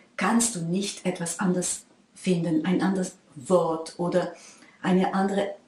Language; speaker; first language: German; non-native, fluent; French